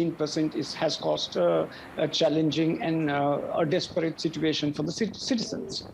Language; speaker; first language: English; non-native, local second language; Sinhala